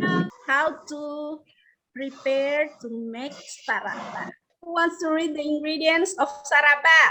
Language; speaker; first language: English; non-native, learner; Indonesian